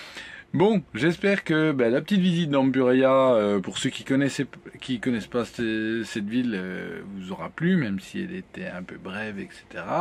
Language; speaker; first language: French; native; French